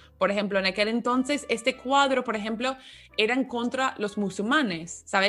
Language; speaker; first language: Spanish; non-native, fluent; English